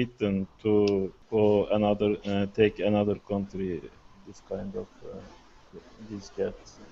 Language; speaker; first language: English; non-native, learner; Turkish